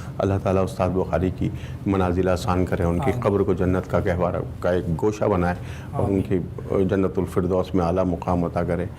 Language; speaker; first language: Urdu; native; Urdu